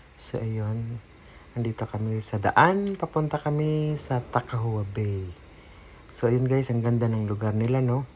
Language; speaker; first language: Filipino; non-native, local second language; Cebuano